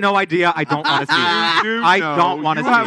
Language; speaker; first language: English; native; English